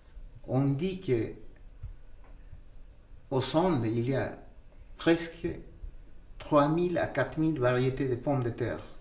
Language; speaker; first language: French; non-native, fluent; Quechua